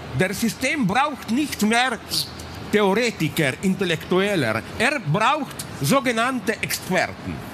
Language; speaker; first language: German; non-native, learner; Slovenian